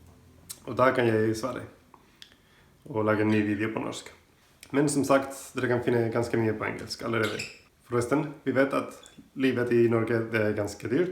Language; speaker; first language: Norwegian; non-native, learner; Spanish